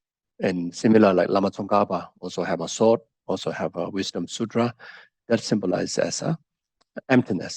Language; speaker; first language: English; non-native, fluent; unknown